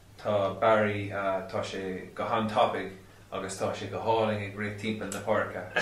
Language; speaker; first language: Irish; non-native, local second language; English